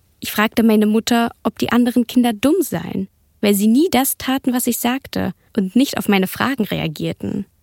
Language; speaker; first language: German; early bilingual, other home language; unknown